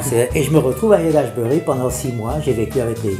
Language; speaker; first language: French; native; French